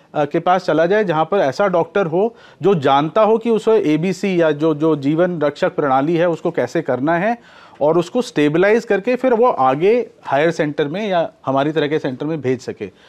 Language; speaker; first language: Hindi; native; Hindi